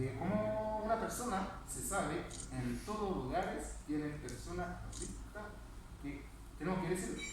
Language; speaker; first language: Spanish; non-native, learner; Haitian Creole